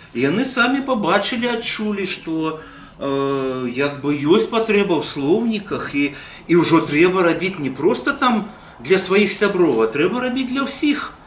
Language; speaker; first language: Belarusian; native; Belarusian